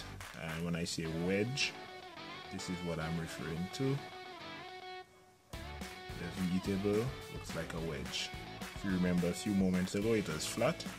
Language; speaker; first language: English; native; English